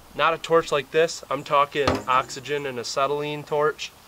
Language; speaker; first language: English; native; English